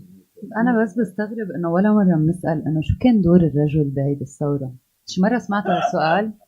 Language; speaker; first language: Arabic; native; Arabic